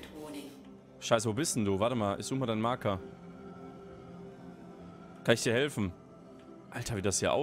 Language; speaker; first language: German; native; German